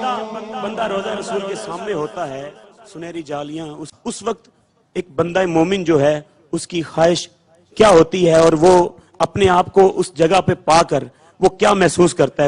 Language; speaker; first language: Urdu; native; Urdu